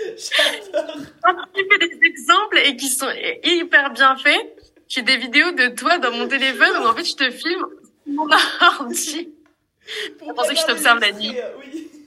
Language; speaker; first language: French; native; French